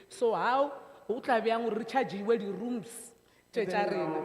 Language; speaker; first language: English; non-native, local second language; Northern Sotho